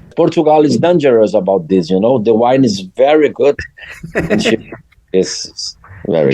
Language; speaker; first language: English; non-native, learner; Portuguese